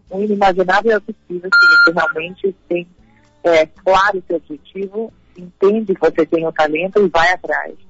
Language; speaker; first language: Portuguese; early bilingual, heritage; Spanish